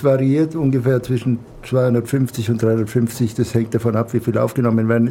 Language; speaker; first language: German; native; German